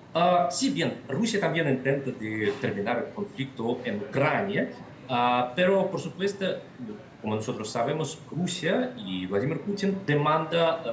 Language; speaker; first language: Spanish; non-native, fluent; Russian